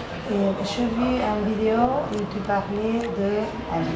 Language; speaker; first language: French; non-native, learner; Spanish